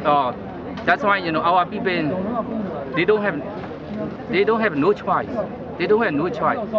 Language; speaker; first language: English; non-native, learner; Burmese